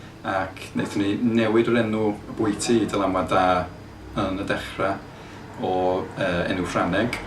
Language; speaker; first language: Welsh; non-native, fluent; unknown